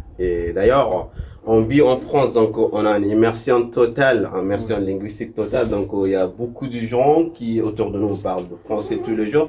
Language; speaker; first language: French; non-native, local second language; Arabic